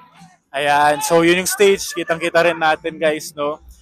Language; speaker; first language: Filipino; native; Filipino